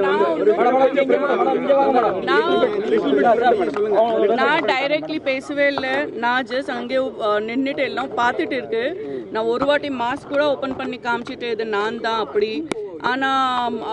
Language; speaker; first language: Tamil; non-native, local second language; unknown